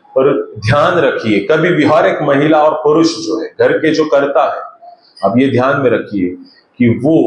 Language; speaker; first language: Hindi; non-native, local second language; Marathi